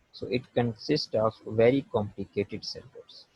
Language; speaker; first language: English; non-native, local second language; Urdu